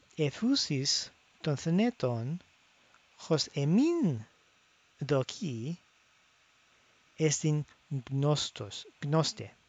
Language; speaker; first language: Greek; non-native, fluent; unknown